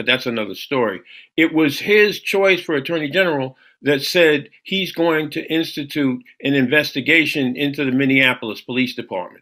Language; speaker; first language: English; native; English